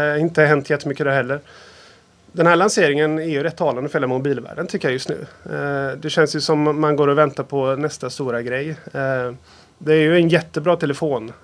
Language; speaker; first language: Swedish; native; Swedish